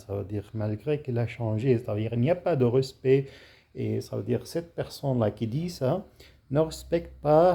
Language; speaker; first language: French; non-native, fluent; Arabic